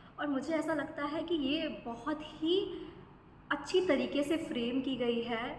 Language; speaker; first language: Hindi; non-native, local second language; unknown